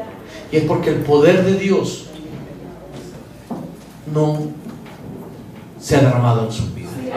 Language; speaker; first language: Spanish; native; Spanish